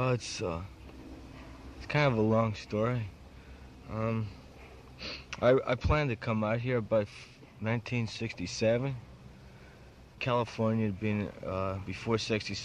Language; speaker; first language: English; native; English